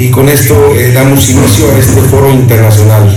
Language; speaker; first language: Spanish; native; Spanish